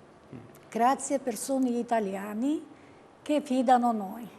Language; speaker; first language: Italian; non-native, learner; Georgian